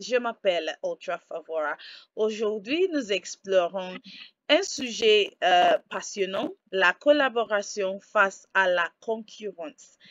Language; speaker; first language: French; non-native, fluent; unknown